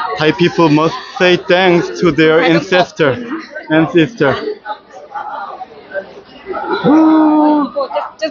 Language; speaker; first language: English; non-native, learner; Korean